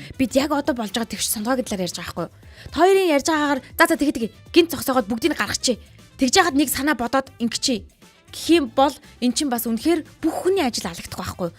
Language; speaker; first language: Mongolian; native; Mongolian